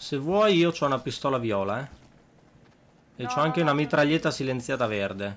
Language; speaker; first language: Italian; native; Italian